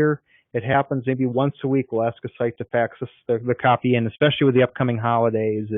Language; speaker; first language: English; native; English